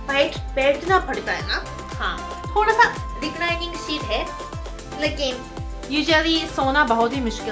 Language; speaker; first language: Hindi; non-native, fluent; Japanese